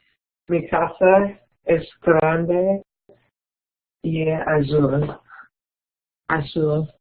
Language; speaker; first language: Spanish; non-native, learner; English